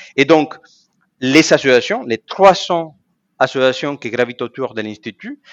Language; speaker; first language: French; non-native, fluent; Spanish